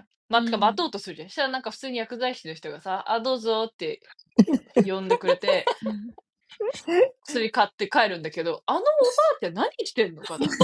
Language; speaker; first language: Japanese; native; Japanese